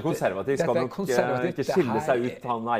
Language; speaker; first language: Norwegian; native; Norwegian